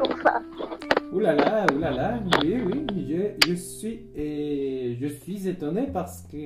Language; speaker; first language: French; non-native, fluent; Spanish